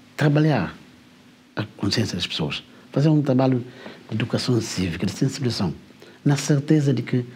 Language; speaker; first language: Portuguese; non-native, local second language; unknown